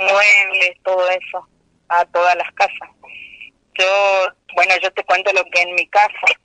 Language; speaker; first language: Spanish; native; Spanish